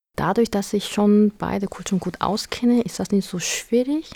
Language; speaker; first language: German; non-native, fluent; Korean